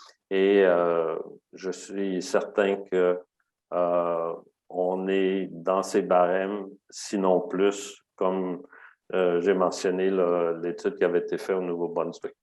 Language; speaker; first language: French; native; French